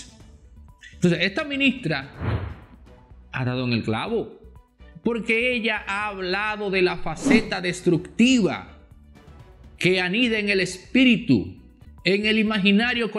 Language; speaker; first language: Spanish; native; Spanish